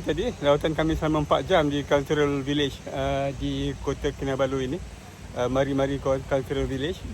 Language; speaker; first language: Malay; native; Malay